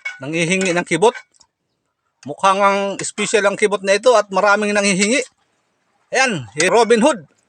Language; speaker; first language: Filipino; non-native, local second language; Cebuano